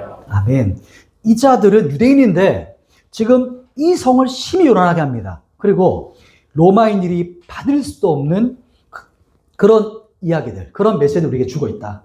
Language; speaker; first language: Korean; native; Korean